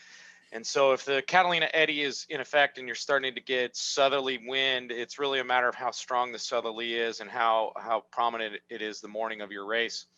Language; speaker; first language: English; native; English